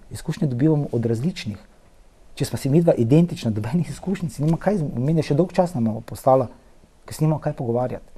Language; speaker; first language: Slovenian; native; Slovenian